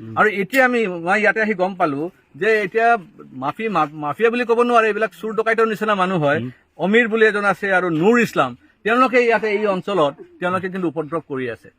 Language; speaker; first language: Assamese; non-native, local second language; Bangla